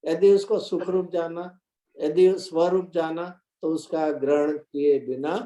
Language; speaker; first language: Hindi; non-native, local second language; Gujarati